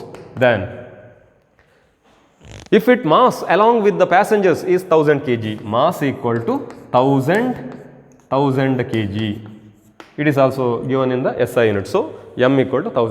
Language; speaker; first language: English; non-native, local second language; Kannada